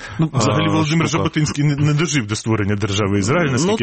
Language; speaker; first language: Ukrainian; native; Ukrainian